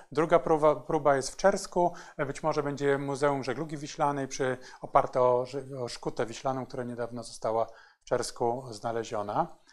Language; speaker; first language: Polish; native; Polish